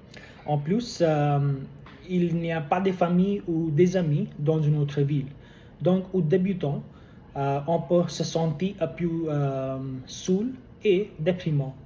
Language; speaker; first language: French; non-native, learner; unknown